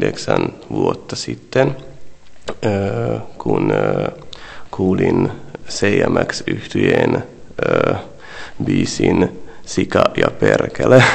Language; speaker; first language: Finnish; non-native, fluent; Hungarian